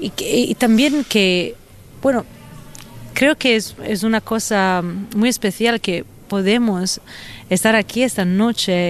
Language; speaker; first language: Spanish; non-native, fluent; Italian